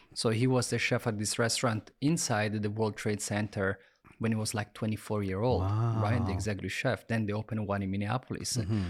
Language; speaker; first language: English; non-native, fluent; Italian